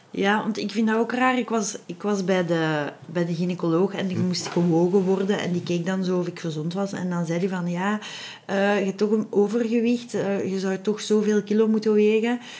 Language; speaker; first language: Dutch; native; Dutch